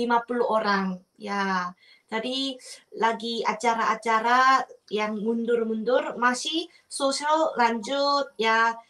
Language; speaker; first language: Indonesian; non-native, fluent; Korean